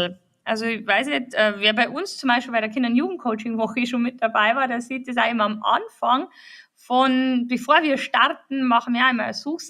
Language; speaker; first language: German; native; German